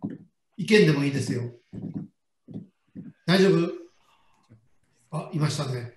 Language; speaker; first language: Japanese; native; Japanese